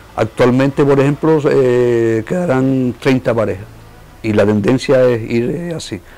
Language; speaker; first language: Spanish; native; Spanish